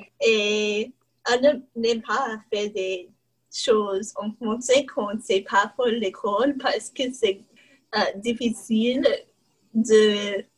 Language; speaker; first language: French; non-native, learner; English